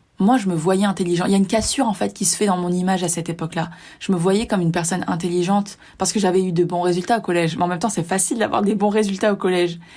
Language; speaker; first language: French; native; French